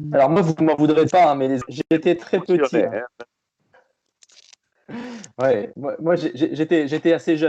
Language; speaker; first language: French; native; French